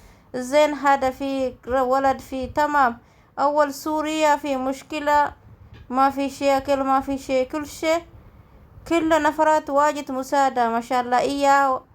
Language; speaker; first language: Arabic; non-native, learner; Oromo